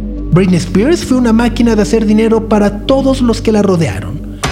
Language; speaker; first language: Spanish; native; Spanish